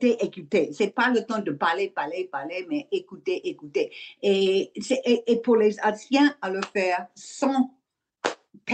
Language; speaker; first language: French; non-native, learner; English